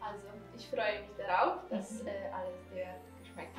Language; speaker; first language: German; non-native, fluent; Polish